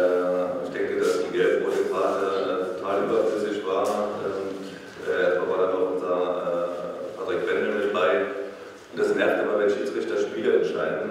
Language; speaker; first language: German; native; German